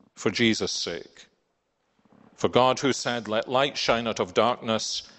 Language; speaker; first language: English; native; English